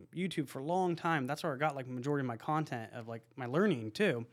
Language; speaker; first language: English; native; English